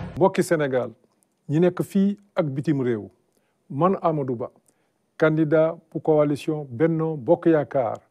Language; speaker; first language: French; non-native, local second language; Wolof